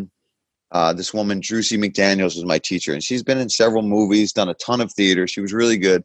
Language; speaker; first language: English; native; English